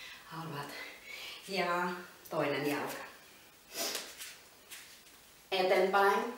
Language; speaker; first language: Finnish; non-native, learner; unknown